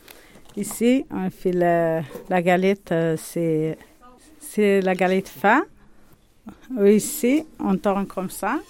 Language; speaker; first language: French; non-native, learner; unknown